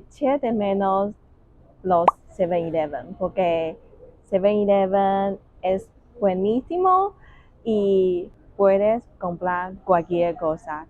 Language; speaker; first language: Spanish; non-native, learner; Chinese